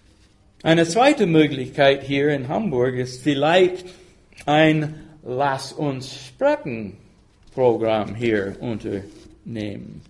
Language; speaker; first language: German; non-native, fluent; English